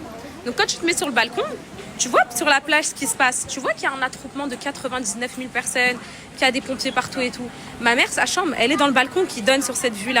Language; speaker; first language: French; native; French